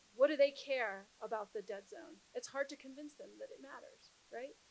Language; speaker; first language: English; native; English